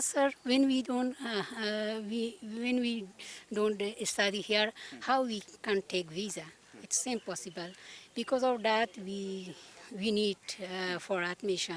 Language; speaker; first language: English; non-native, learner; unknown